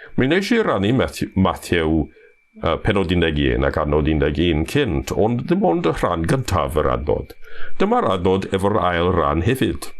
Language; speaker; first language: Welsh; non-native, fluent; English